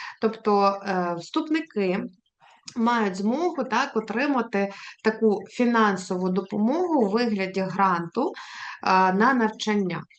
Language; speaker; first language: Ukrainian; native; Ukrainian